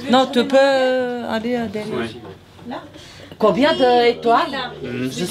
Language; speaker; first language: French; non-native, fluent; Serbian